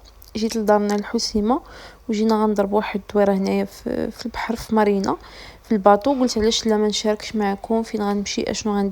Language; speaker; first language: Arabic; native; Arabic